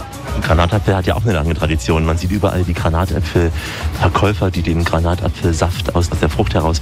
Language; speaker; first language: German; native; German